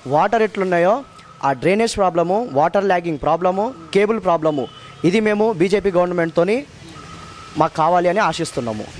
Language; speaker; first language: Telugu; native; Telugu